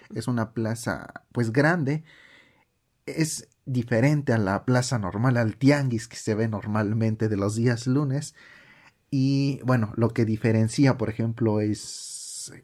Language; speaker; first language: Spanish; native; Spanish